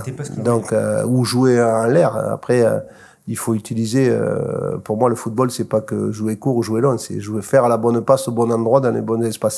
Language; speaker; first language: French; native; French